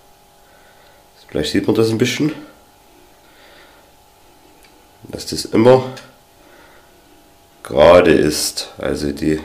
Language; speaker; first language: German; native; German